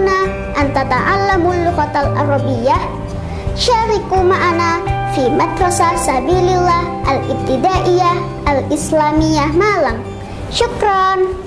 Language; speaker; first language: Arabic; non-native, learner; Indonesian